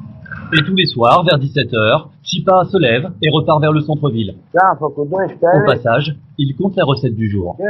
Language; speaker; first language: French; native; French